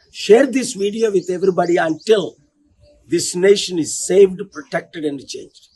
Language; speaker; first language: English; non-native, local second language; Telugu